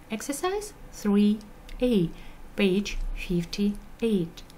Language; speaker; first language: English; non-native, fluent; Russian